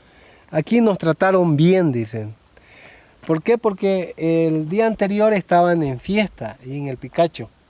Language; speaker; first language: Spanish; native; Spanish